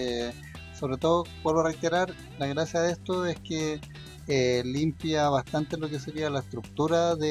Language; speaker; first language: Spanish; native; Spanish